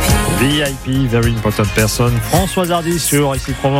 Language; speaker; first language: French; native; French